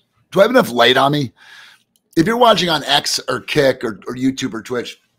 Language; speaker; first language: English; native; English